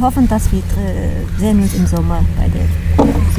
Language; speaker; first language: German; non-native, fluent; Armenian